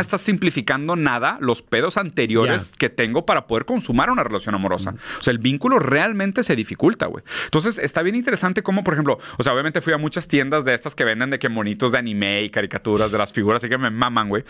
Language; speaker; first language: Spanish; native; Spanish